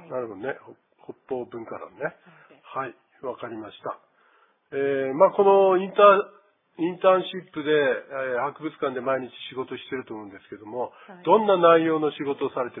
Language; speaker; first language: Japanese; native; Japanese